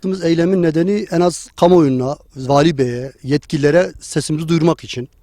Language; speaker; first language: Turkish; non-native, local second language; Kurdish